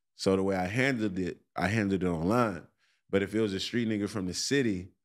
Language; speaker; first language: English; native; English